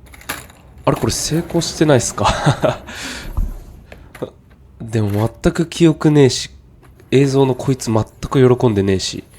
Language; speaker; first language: Japanese; native; Japanese